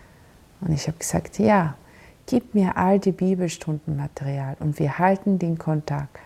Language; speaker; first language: German; non-native, fluent; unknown